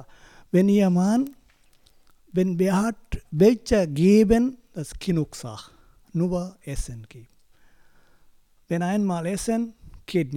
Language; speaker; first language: German; non-native, learner; Tamil